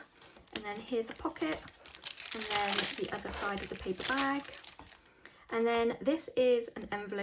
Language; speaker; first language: English; native; English